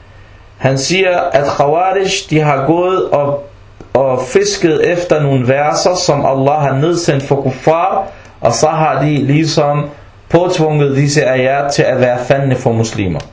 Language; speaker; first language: Danish; early bilingual, other home language; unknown